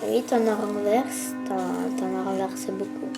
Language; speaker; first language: French; native; French